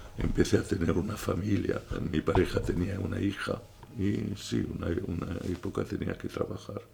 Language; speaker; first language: Spanish; non-native, fluent; French